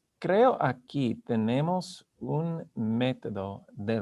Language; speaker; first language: Spanish; non-native, learner; English